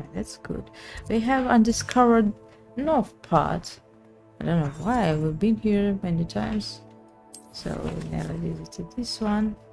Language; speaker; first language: English; non-native, learner; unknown